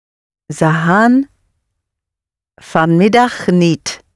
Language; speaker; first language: Dutch; non-native, learner; English